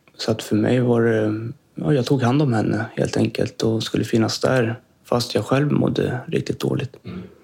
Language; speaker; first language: Swedish; native; Swedish